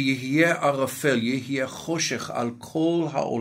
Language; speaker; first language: Hebrew; non-native, fluent; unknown